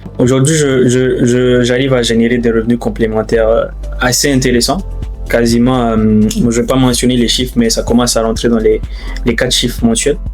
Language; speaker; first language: French; non-native, local second language; Fula